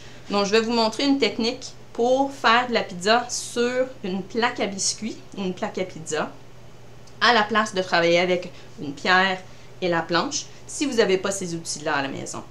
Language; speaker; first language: French; native; French